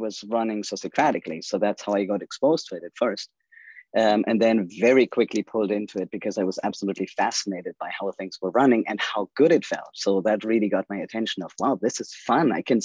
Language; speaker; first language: English; non-native, fluent; German